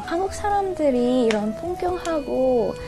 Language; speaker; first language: Korean; non-native, fluent; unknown